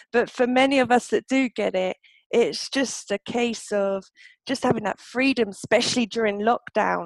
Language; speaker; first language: English; native; English